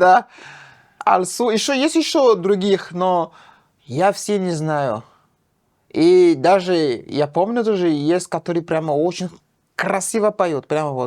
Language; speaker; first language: Russian; non-native, fluent; French